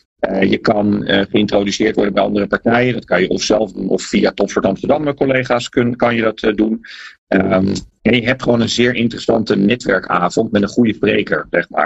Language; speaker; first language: Dutch; native; Dutch